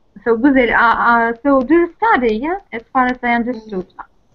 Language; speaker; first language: English; non-native, fluent; Russian